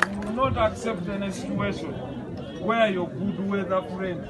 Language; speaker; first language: English; non-native, local second language; Ganda